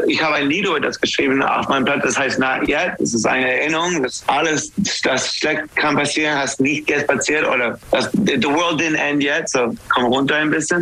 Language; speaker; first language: German; non-native, fluent; English